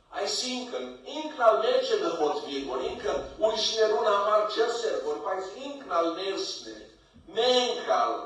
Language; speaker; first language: Armenian; early bilingual, heritage; Armenian